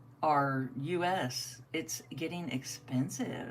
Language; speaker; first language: English; native; English